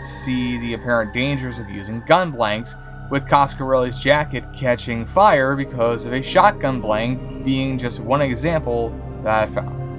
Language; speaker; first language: English; native; English